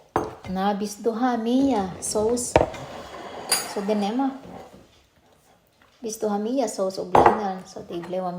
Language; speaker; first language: Danish; non-native, learner; Filipino